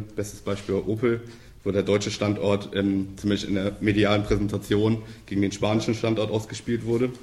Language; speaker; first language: German; native; German